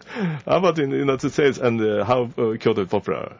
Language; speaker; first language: English; non-native, learner; Japanese